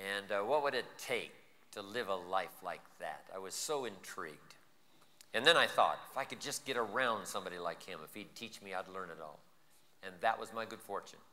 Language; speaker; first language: English; native; English